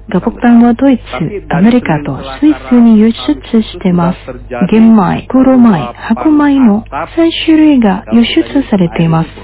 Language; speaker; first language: Japanese; non-native, fluent; Indonesian